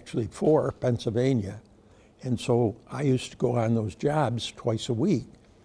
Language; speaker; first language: English; native; English